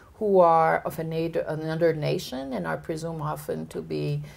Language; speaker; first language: English; native; English